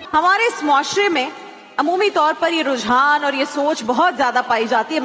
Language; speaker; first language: Urdu; native; Urdu